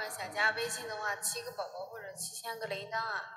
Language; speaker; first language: Chinese; native; Chinese